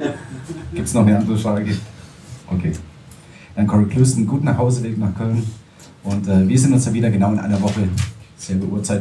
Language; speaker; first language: German; native; German